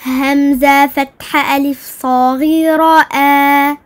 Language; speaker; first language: Arabic; non-native, learner; French